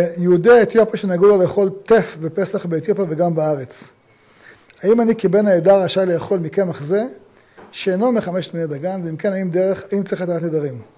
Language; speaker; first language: Hebrew; native; Hebrew